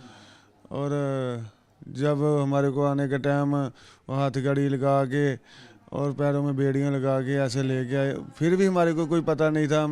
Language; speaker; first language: Hindi; non-native, local second language; Punjabi